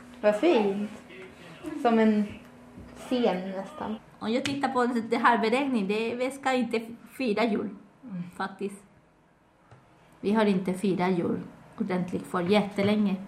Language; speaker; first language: Swedish; non-native, fluent; Spanish